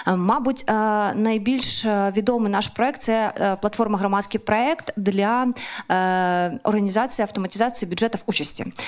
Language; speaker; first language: Ukrainian; non-native, local second language; Russian